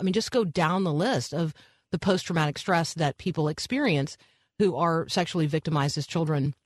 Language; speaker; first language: English; native; English